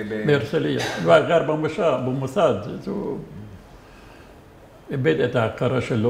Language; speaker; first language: Hebrew; non-native, fluent; Arabic